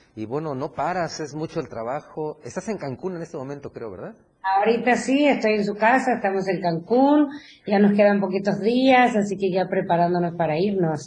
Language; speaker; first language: Spanish; native; Spanish